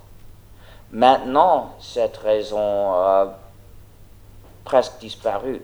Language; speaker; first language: French; non-native, fluent; English